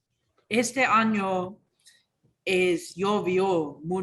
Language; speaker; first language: Spanish; non-native, learner; English